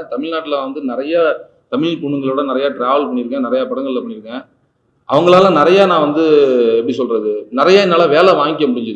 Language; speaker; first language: Tamil; native; Tamil